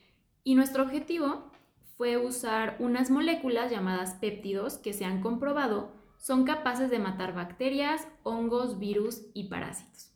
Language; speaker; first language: Spanish; native; Spanish